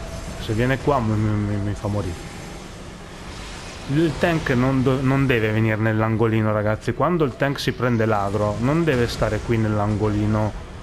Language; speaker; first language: Italian; native; Italian